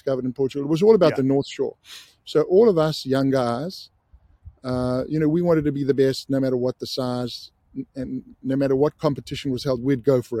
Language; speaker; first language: English; native; English